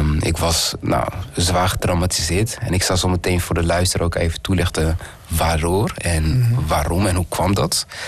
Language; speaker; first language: Dutch; early bilingual, other home language; Kinyarwanda